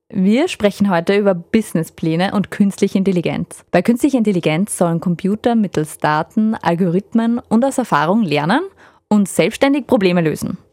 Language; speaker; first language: German; native; German